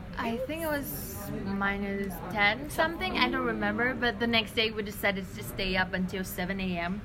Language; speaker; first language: English; non-native, fluent; Vietnamese